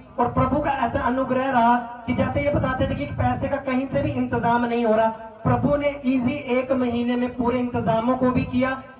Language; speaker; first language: Hindi; native; Hindi